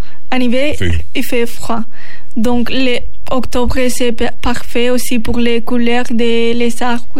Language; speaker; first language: French; non-native, learner; Spanish